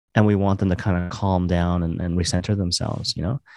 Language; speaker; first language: English; native; English